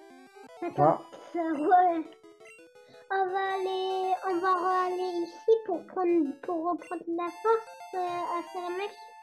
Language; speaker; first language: French; native; French